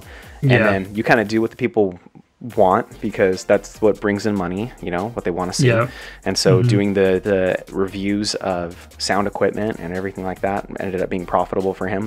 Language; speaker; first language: English; native; English